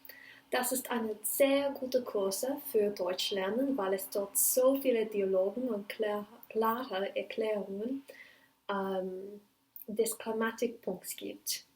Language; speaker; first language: German; non-native, learner; English